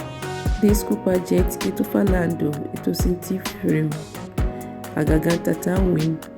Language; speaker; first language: Portuguese; non-native, learner; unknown